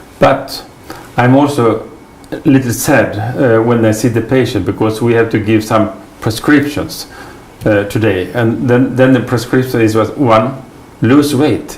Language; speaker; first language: English; non-native, fluent; Swedish